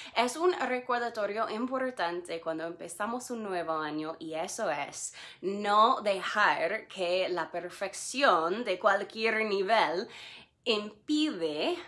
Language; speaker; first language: Spanish; non-native, fluent; English